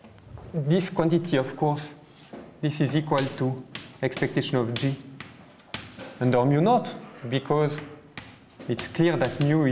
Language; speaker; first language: English; non-native, fluent; French